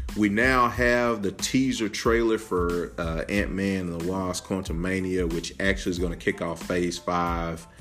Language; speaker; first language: English; native; English